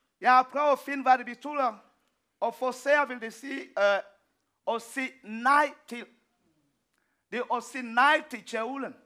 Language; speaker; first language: Danish; non-native, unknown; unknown